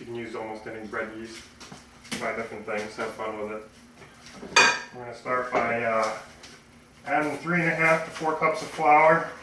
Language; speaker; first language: English; native; English